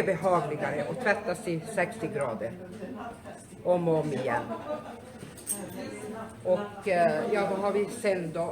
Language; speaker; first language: Swedish; native; Swedish